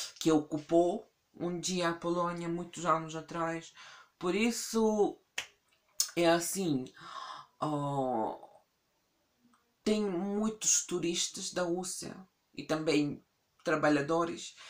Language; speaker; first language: Portuguese; non-native, fluent; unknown